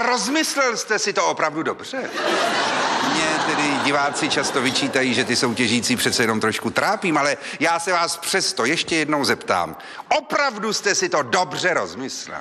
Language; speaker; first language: Czech; native; Czech